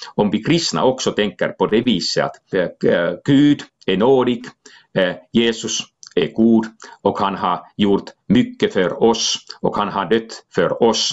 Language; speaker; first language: Swedish; non-native, local second language; Finnish